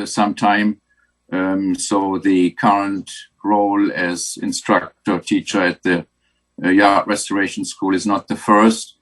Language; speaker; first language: English; non-native, fluent; German